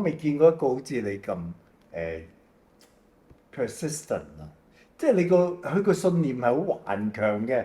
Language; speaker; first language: Cantonese; native; Cantonese